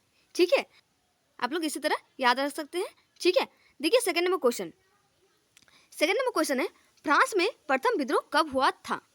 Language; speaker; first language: Hindi; native; Hindi